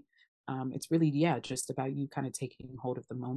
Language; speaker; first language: English; early bilingual, other home language; Akan